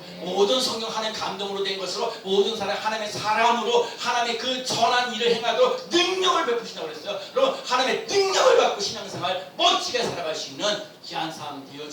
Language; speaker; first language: Korean; native; Korean